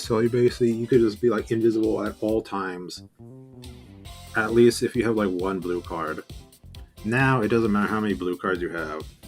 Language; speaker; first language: English; native; English